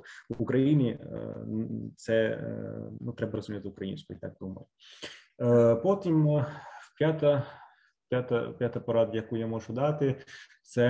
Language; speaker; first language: Ukrainian; non-native, fluent; Italian